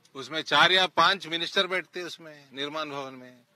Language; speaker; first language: Hindi; non-native, local second language; Telugu